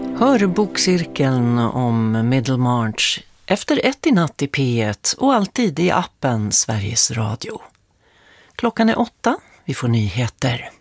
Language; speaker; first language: Swedish; native; Swedish